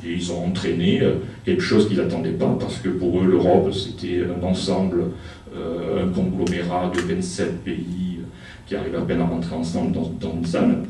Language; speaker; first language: French; native; French